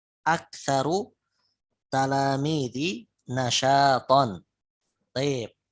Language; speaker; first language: Arabic; non-native, fluent; Indonesian